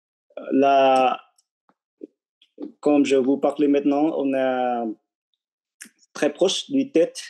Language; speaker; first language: French; non-native, fluent; Vietnamese